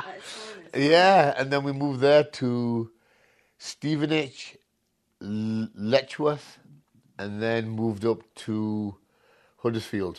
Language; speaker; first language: English; non-native, local second language; Punjabi